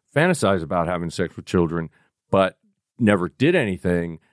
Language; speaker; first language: English; native; English